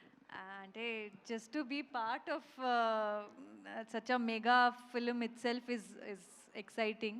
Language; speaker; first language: Telugu; non-native, local second language; Kannada